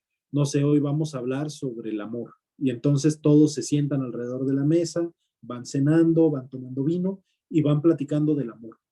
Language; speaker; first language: Spanish; native; Spanish